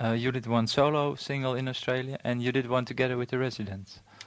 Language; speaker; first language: English; non-native, fluent; Dutch